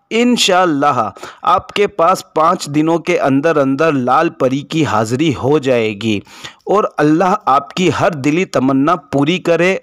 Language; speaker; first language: Hindi; native; Hindi